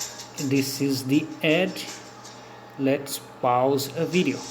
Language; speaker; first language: English; non-native, learner; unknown